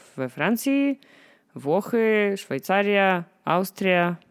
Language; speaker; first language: Polish; non-native, fluent; Russian